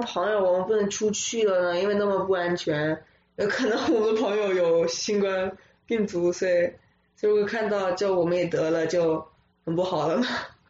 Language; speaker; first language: Chinese; early bilingual, other home language; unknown